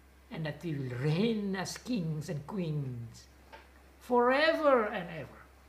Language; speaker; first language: English; non-native, fluent; Indonesian